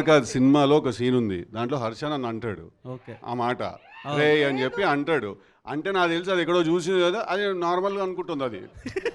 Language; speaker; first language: Telugu; native; Telugu